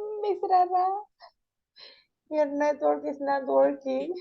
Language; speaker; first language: English; non-native, fluent; Indonesian